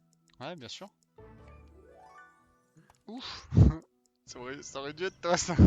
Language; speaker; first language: French; native; French